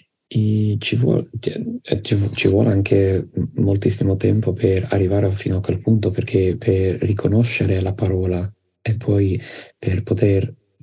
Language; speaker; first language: Italian; non-native, fluent; English